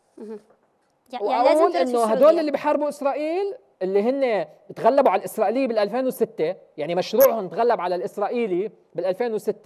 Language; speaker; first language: Arabic; native; Arabic